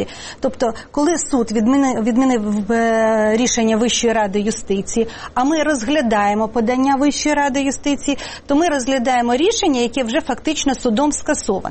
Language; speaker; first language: Ukrainian; native; Ukrainian